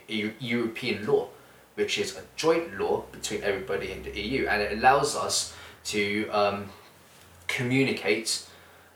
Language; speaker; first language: English; native; English